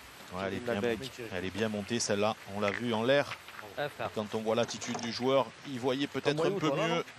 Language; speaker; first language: French; native; French